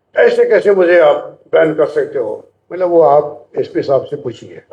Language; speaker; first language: Hindi; non-native, local second language; Marathi